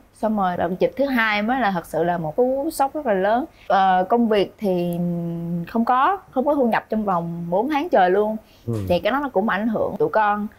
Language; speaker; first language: Vietnamese; native; Vietnamese